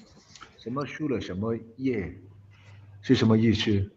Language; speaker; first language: Chinese; non-native, local second language; Cantonese